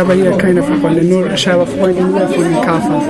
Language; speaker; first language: German; non-native, learner; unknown